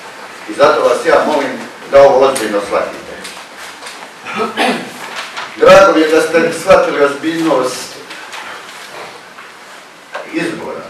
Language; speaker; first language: Croatian; native; Croatian